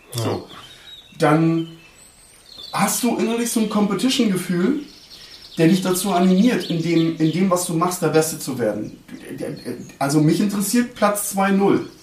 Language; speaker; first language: German; early bilingual, other home language; Turkish